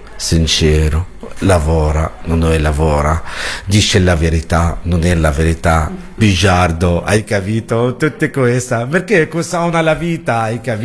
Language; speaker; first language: Italian; non-native, learner; Arabic